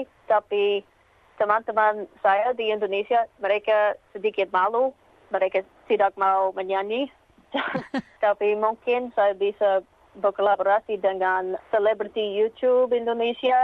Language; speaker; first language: Indonesian; non-native, learner; English